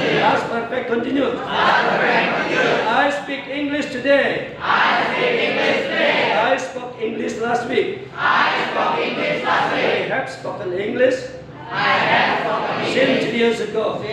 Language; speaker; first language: English; non-native, fluent; Indonesian